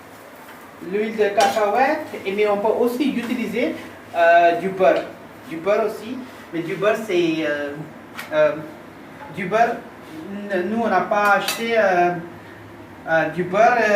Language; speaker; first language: French; non-native, fluent; Hindi